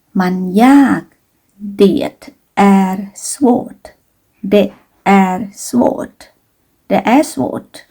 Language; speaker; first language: Swedish; non-native, fluent; Thai